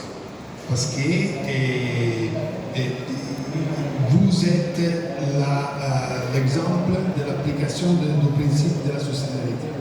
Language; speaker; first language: French; non-native, fluent; Italian